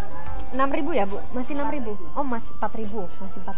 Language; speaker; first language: Indonesian; native; Indonesian